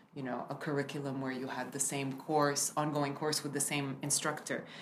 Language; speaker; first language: English; early bilingual, other home language; Arabic